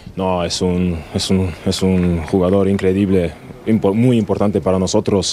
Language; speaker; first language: Spanish; non-native, learner; German